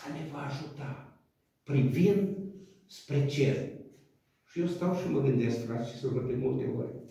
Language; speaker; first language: Romanian; native; Romanian